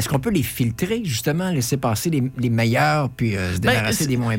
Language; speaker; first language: French; native; French